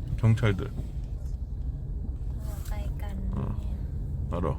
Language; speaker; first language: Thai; non-native, fluent; Korean